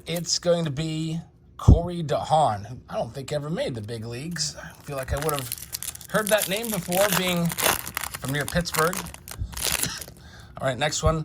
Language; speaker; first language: English; native; English